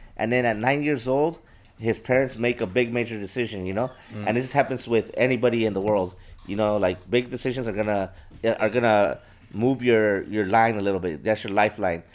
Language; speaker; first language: English; early bilingual, other home language; Spanish